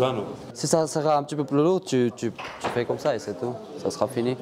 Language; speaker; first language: French; non-native, learner; Georgian